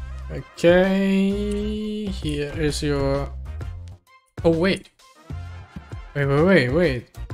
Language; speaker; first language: English; non-native, fluent; German